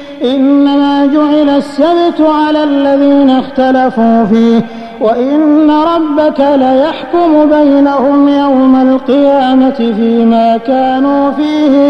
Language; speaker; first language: Arabic; native; Arabic